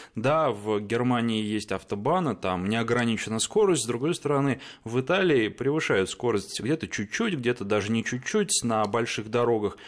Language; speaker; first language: Russian; native; Russian